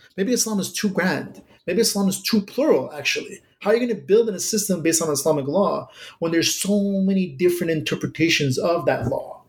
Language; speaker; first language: English; early bilingual, other home language; Persian